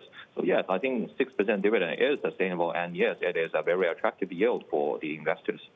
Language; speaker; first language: English; non-native, fluent; Chinese